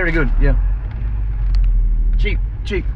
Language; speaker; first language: English; non-native, learner; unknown